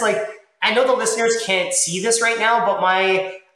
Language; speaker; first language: English; native; English